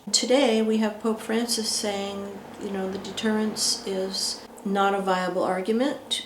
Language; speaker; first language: English; native; English